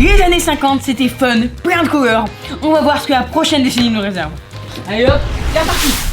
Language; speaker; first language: French; native; French